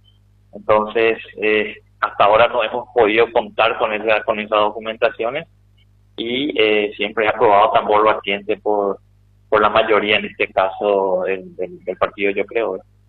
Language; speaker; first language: Spanish; native; Spanish